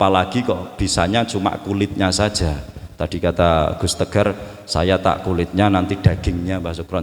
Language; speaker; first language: Indonesian; non-native, local second language; Javanese